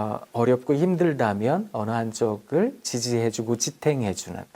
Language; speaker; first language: Korean; native; Korean